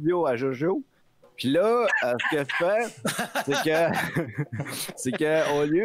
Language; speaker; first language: French; native; French